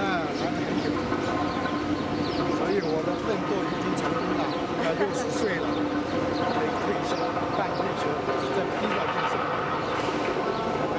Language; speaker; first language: Chinese; native; Chinese